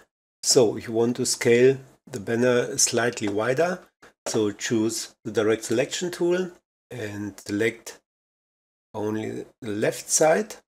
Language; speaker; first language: English; non-native, fluent; German